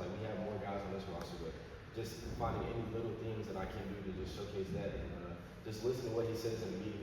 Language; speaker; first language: English; native; English